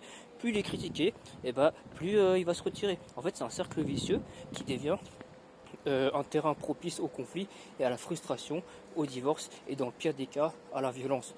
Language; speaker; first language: French; native; French